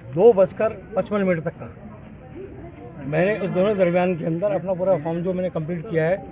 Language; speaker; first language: Hindi; native; Hindi